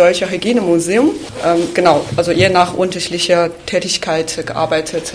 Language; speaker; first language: German; non-native, fluent; Chinese